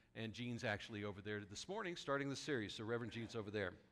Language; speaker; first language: English; native; English